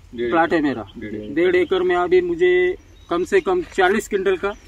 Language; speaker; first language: Hindi; non-native, local second language; Marathi